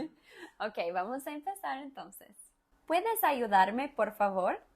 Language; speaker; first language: Spanish; non-native, fluent; Portuguese